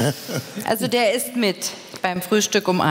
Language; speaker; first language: German; native; German